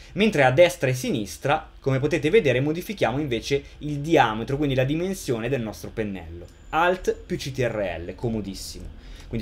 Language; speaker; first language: Italian; native; Italian